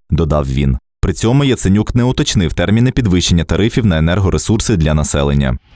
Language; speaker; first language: Ukrainian; native; Ukrainian